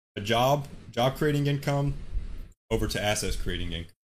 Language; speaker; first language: English; native; English